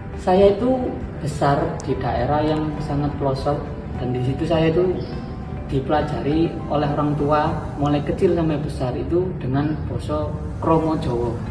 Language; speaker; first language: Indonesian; non-native, local second language; Javanese